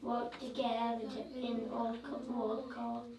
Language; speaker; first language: English; native; English